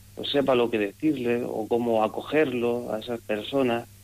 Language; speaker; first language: Spanish; native; Spanish